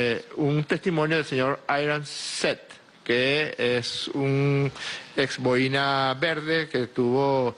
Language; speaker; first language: Spanish; native; Spanish